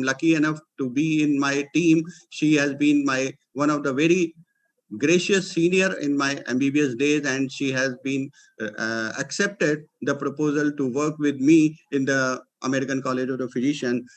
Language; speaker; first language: English; non-native, local second language; Hindi